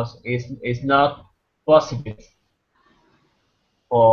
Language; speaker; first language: English; non-native, learner; Spanish